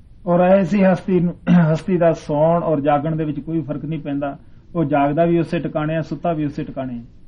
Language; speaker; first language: Punjabi; native; Punjabi